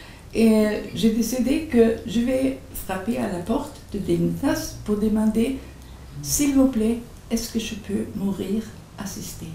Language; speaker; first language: French; non-native, fluent; Swedish